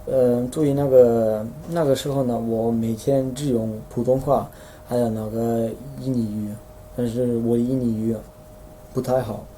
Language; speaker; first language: Chinese; non-native, fluent; Dutch